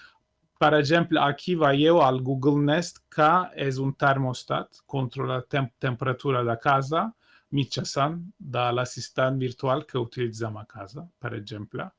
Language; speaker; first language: Catalan; non-native, fluent; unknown